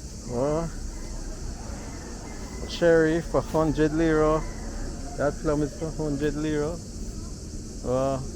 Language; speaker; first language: English; non-native, learner; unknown